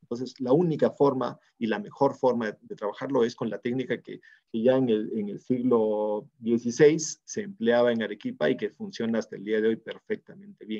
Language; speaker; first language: Spanish; native; Spanish